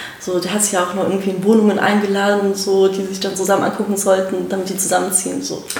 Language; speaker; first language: German; early bilingual, other home language; Russian